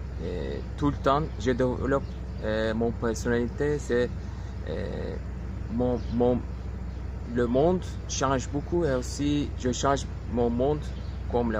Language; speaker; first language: French; non-native, learner; Turkish